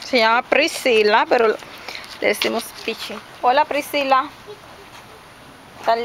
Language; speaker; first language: Spanish; native; Spanish